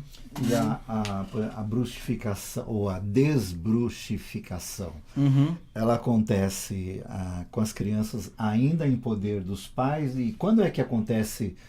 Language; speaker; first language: Portuguese; native; Portuguese